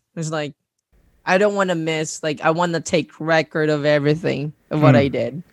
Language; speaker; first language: English; non-native, local second language; Cebuano